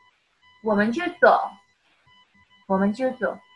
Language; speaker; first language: Chinese; non-native, fluent; Indonesian